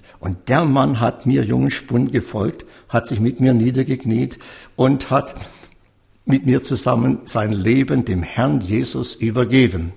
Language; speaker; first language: German; native; German